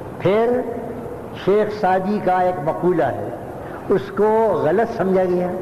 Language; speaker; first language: Urdu; native; Urdu